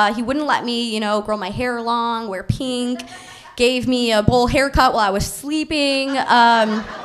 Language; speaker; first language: English; native; English